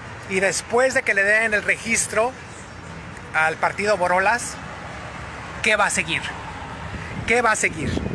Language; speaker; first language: Spanish; native; Spanish